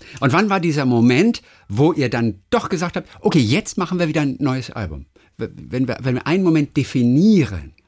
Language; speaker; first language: German; native; German